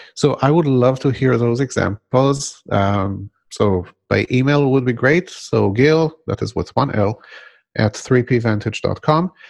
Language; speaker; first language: English; non-native, fluent; Hebrew